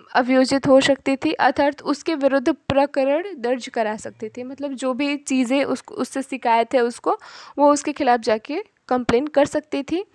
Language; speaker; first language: Hindi; native; Hindi